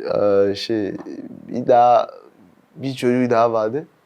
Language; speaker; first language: Turkish; non-native, fluent; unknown